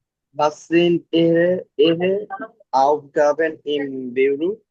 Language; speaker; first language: German; non-native, learner; Bangla